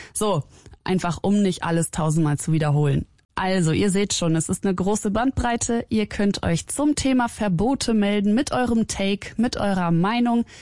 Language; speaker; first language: German; early bilingual, other home language; Arabic